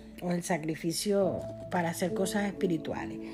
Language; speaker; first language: Spanish; native; Spanish